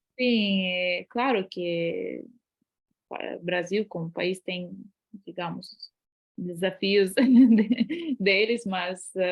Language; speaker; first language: Portuguese; non-native, fluent; Ukrainian